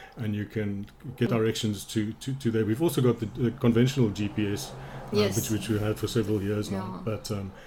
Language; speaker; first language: English; native; English